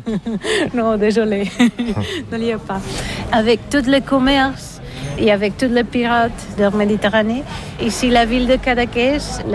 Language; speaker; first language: French; non-native, learner; Catalan